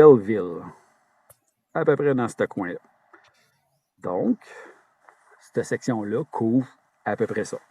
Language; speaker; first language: French; native; French